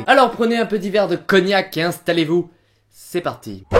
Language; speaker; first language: French; native; French